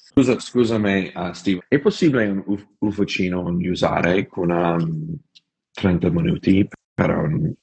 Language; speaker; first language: Italian; non-native, learner; English